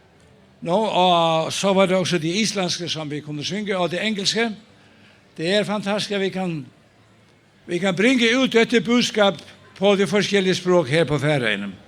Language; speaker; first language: Norwegian; non-native, fluent; Faroese